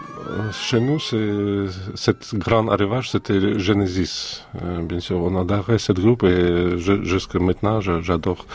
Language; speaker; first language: French; non-native, fluent; Russian